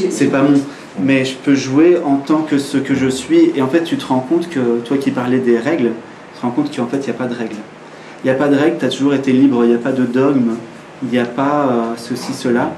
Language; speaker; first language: French; native; French